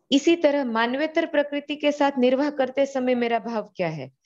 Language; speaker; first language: Hindi; non-native, local second language; Gujarati